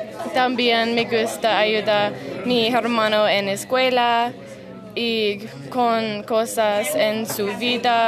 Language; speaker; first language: Spanish; non-native, learner; English